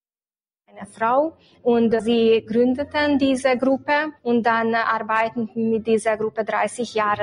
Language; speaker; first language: German; non-native, local second language; Hungarian